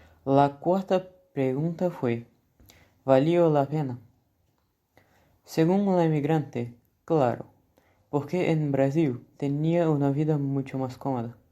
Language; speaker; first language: Spanish; non-native, learner; Portuguese